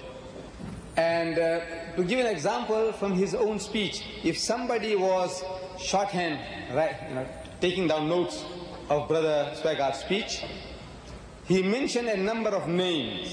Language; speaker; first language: English; early bilingual, other home language; Gujarati